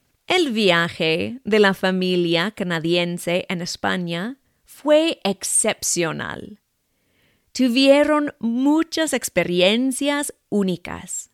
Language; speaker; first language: Spanish; non-native, fluent; English